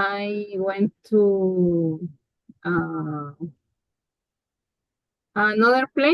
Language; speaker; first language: English; non-native, learner; Spanish